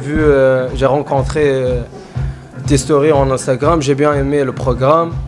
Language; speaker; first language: French; non-native, fluent; Arabic